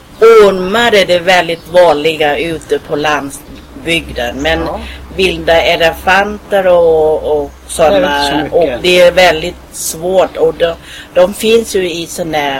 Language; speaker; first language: Swedish; non-native, fluent; Thai